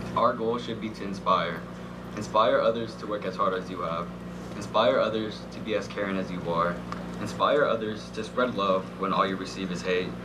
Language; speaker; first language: English; early bilingual, other home language; Spanish